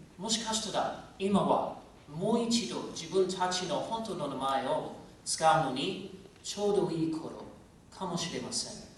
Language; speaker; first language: Japanese; non-native, fluent; English